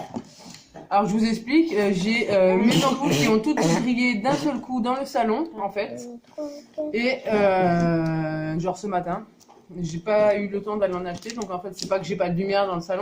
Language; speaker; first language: French; native; French